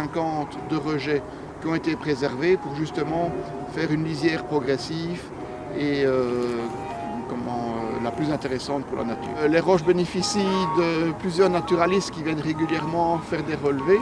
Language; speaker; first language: French; native; French